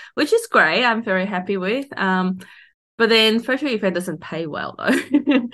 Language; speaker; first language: English; non-native, local second language; Cantonese